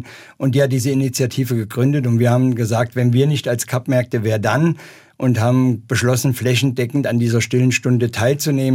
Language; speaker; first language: German; native; German